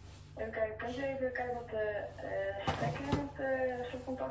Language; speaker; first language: Dutch; native; Dutch